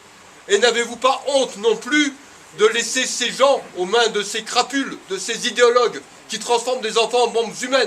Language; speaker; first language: French; native; French